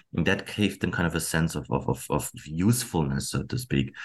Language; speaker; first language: English; non-native, fluent; German